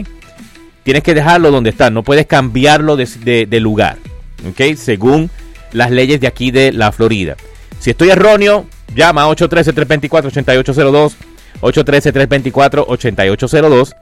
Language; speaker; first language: Spanish; native; Spanish